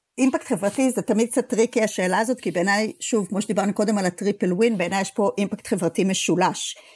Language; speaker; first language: Hebrew; native; Hebrew